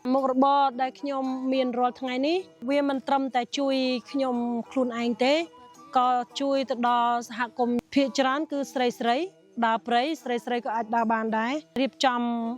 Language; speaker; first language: Khmer; non-native, local second language; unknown